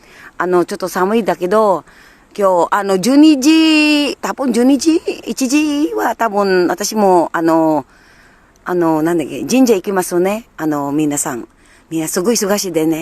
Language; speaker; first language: Japanese; non-native, learner; Filipino